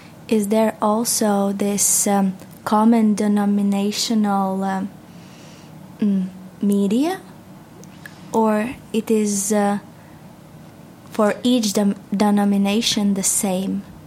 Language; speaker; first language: English; non-native, fluent; Latvian